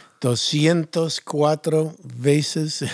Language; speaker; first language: Spanish; non-native, fluent; English